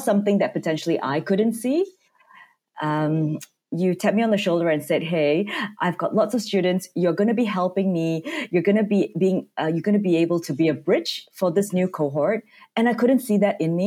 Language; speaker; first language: English; non-native, local second language; Cantonese